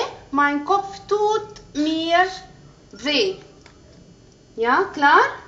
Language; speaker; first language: German; non-native, fluent; Arabic